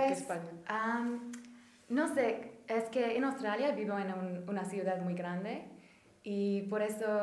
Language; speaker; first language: Spanish; non-native, fluent; English